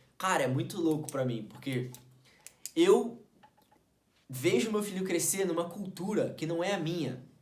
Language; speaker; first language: Portuguese; native; Portuguese